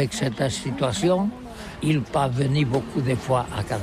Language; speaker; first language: French; non-native, learner; Catalan